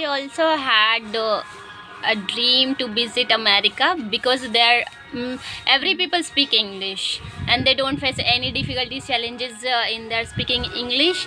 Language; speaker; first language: English; non-native, learner; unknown